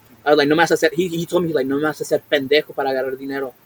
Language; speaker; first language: Spanish; early bilingual, heritage; Spanish